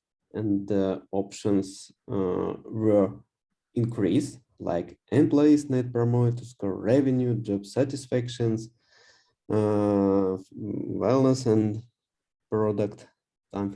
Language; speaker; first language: English; non-native, learner; Russian